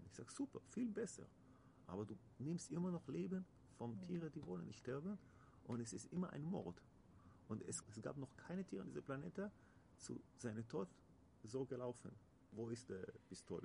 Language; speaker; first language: German; non-native, learner; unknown